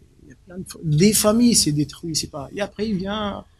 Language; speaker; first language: French; non-native, local second language; Arabic